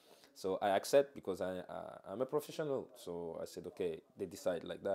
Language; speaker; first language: English; non-native, fluent; French